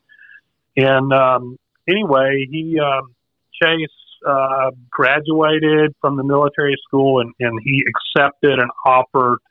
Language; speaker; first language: English; native; English